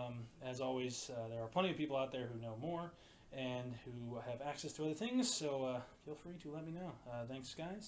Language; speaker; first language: English; native; English